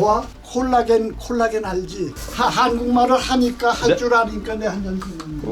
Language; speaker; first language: Korean; native; Korean